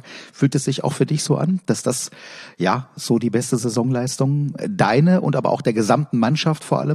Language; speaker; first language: German; native; German